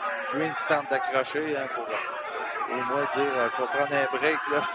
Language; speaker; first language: French; native; French